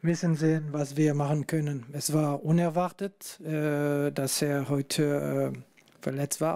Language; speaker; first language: German; non-native, local second language; French